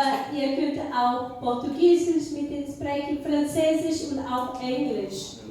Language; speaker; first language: German; non-native, fluent; Portuguese